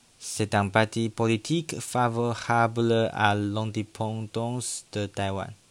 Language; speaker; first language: French; non-native, learner; Chinese